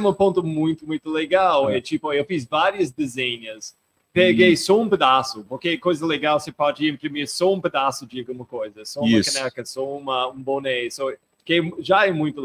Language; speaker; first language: Portuguese; non-native, fluent; English